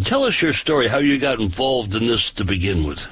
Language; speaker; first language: English; native; English